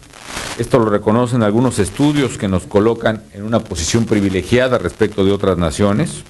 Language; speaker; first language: Spanish; native; Spanish